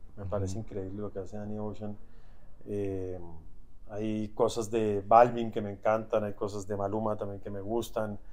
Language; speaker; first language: Spanish; native; Spanish